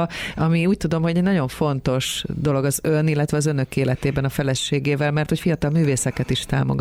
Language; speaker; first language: Hungarian; native; Hungarian